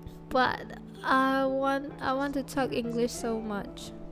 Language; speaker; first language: English; non-native, local second language; Chinese